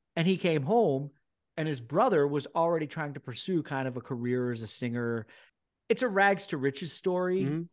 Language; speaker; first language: English; native; English